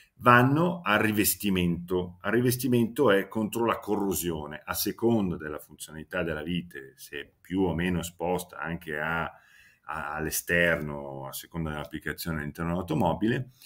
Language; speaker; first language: Italian; native; Italian